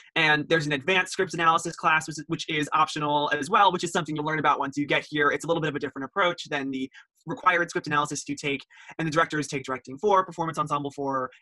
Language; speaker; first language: English; native; English